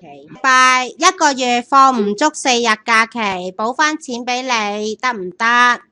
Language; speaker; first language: Chinese; native; Chinese